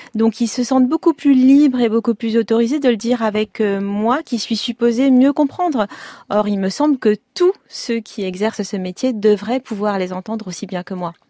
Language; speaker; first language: French; non-native, local second language; Arabic